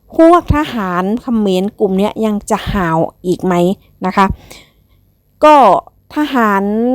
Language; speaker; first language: Thai; non-native, local second language; Northeastern Thai